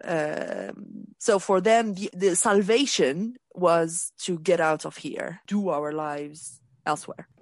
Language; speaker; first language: English; non-native, fluent; Arabic